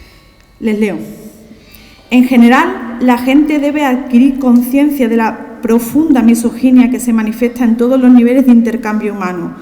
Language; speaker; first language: Spanish; native; Spanish